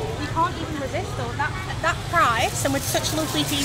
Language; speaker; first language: English; native; English